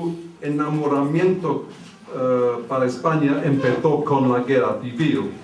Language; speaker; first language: Spanish; early bilingual, heritage; English